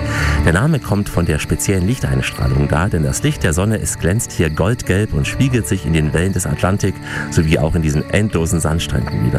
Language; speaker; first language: German; native; German